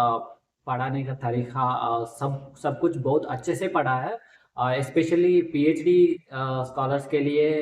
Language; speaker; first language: Hindi; non-native, local second language; Telugu